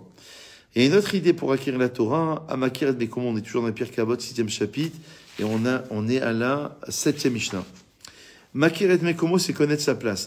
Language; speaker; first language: French; native; French